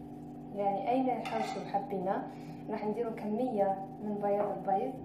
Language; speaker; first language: Arabic; native; Arabic